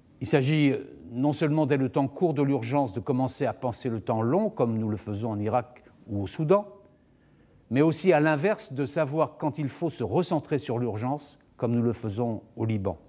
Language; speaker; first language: French; native; French